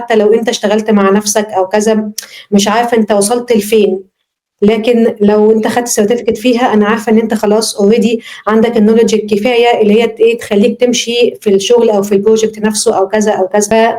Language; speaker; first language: Arabic; native; Arabic